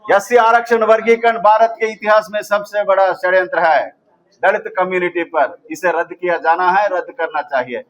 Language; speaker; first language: Hindi; non-native, local second language; Telugu